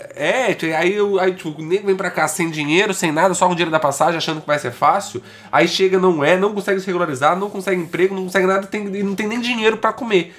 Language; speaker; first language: Portuguese; native; Portuguese